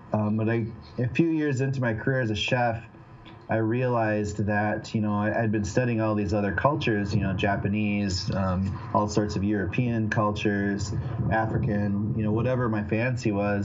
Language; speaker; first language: English; native; English